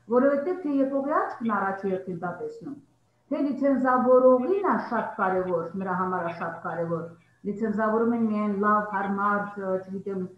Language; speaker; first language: Armenian; native; Armenian